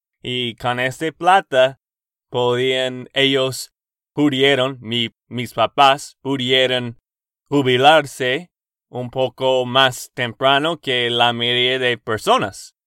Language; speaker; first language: Spanish; non-native, learner; English